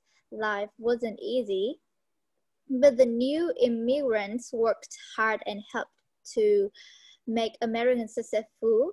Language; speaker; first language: English; non-native, learner; Vietnamese